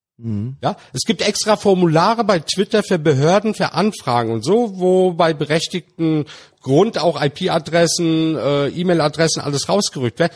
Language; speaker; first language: German; early bilingual, other home language; Turkish